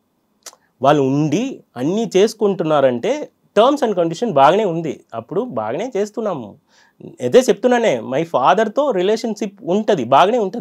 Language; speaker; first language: Telugu; non-native, fluent; Tamil